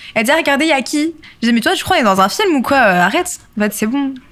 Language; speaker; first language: French; native; French